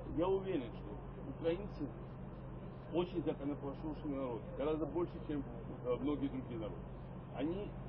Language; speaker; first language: Russian; non-native, local second language; Georgian